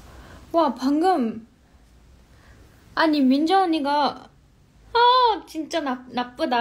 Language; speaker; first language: Korean; non-native, fluent; Chinese